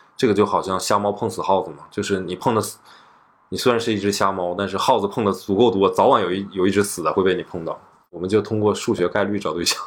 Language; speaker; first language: Chinese; native; Chinese